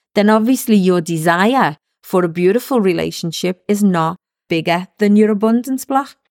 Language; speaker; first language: English; native; English